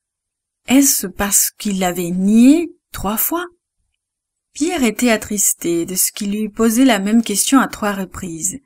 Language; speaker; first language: French; native; French